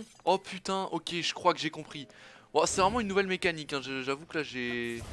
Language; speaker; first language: French; native; French